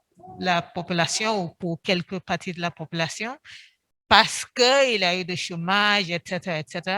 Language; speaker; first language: French; non-native, fluent; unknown